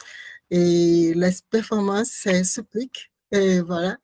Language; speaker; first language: French; non-native, learner; Portuguese